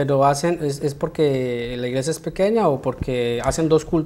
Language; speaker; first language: Spanish; native; Spanish